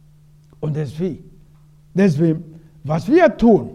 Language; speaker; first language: German; non-native, learner; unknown